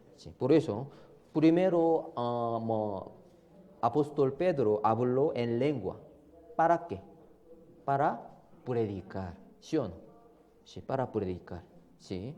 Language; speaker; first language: Spanish; non-native, learner; Korean